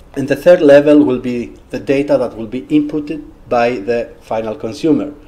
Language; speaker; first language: English; non-native, fluent; Greek